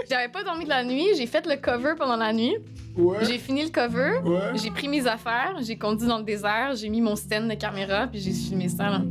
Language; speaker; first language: French; native; French